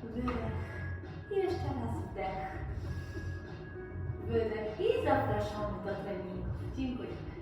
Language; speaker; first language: Polish; native; Polish